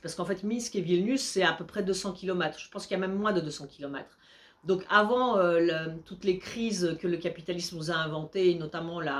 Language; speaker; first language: French; early bilingual, other home language; Polish